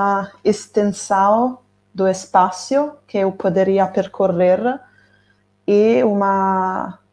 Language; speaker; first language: Portuguese; non-native, fluent; Italian